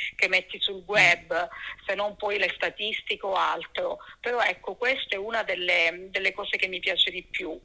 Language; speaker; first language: Italian; native; Italian